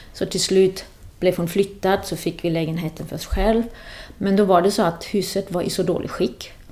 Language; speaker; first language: Swedish; non-native, fluent; German